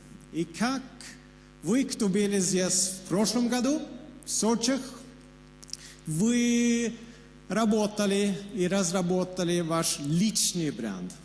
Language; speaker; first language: Russian; non-native, fluent; Swedish